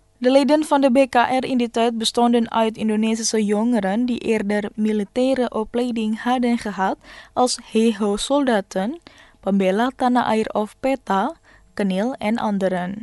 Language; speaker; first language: Dutch; non-native, fluent; Indonesian